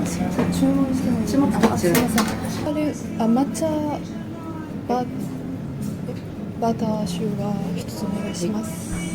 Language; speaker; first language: Japanese; non-native, learner; French